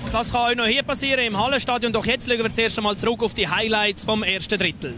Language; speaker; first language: German; native; German